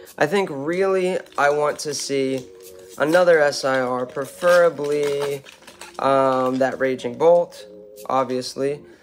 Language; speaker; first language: English; native; English